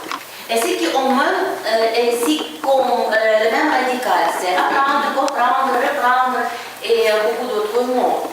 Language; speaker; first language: French; non-native, fluent; Ukrainian